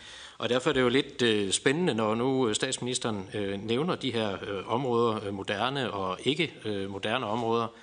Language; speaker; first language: Danish; native; Danish